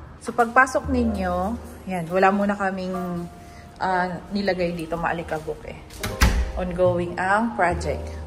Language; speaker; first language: Filipino; native; Filipino